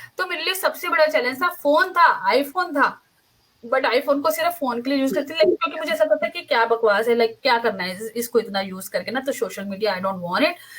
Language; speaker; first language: Hindi; native; Hindi